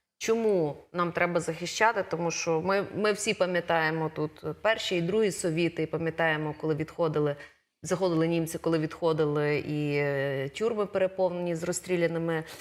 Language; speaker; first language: Ukrainian; native; Ukrainian